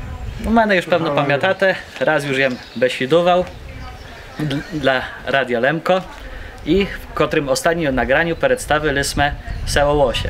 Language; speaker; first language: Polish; non-native, local second language; Rusyn